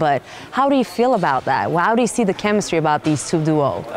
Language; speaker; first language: English; non-native, fluent; Turkish